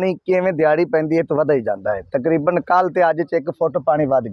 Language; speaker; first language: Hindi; non-native, local second language; Punjabi